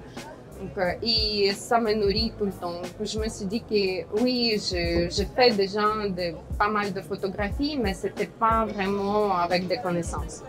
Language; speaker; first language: French; non-native, fluent; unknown